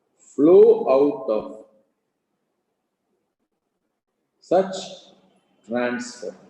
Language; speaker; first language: English; non-native, local second language; Malayalam